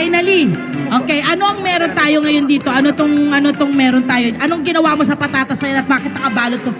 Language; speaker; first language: Filipino; native; Filipino